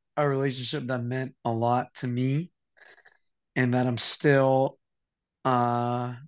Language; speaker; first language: English; native; English